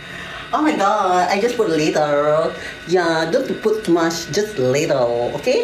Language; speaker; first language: English; non-native, learner; Malay